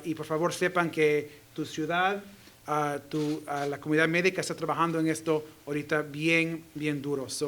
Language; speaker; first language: Spanish; early bilingual, heritage; Spanish